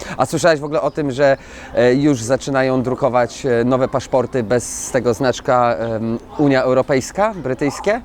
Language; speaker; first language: Polish; native; Polish